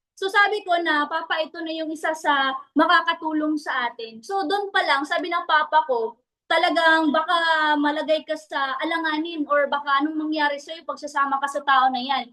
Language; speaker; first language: Filipino; non-native, local second language; Cebuano